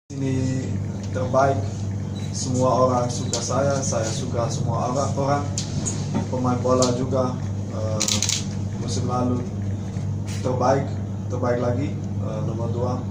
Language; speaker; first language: Indonesian; non-native, learner; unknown